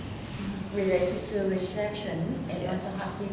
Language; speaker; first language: English; non-native, learner; Vietnamese